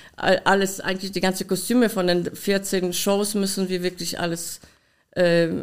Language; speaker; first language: German; non-native, fluent; Polish